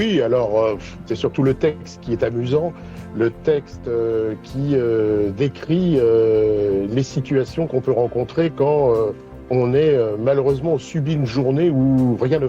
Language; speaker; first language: French; native; French